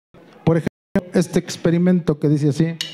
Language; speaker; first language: Spanish; native; Spanish